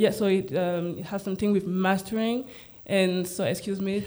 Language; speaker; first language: English; non-native, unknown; French